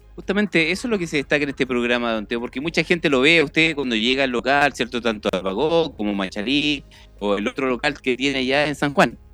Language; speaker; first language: Spanish; native; Spanish